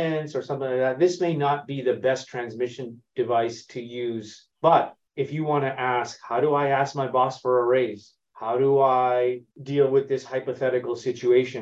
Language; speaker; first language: English; native; English